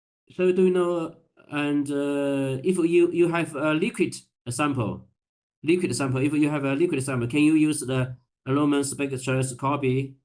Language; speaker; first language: English; non-native, learner; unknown